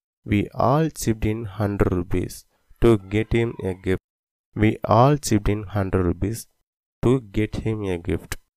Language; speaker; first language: English; non-native, local second language; Tamil